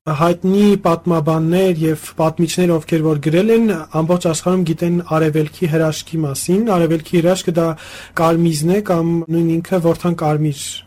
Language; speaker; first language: Armenian; native; Armenian